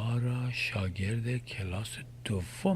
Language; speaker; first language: Persian; early bilingual, heritage; Persian